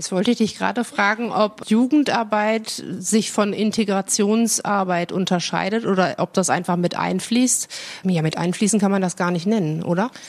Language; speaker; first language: German; native; German